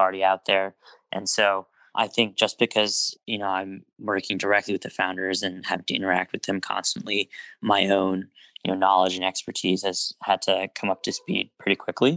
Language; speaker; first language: English; native; English